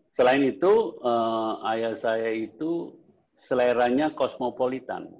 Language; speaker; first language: Indonesian; native; Indonesian